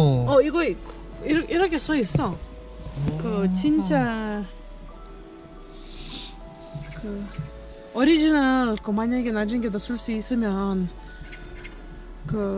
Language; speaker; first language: Korean; non-native, fluent; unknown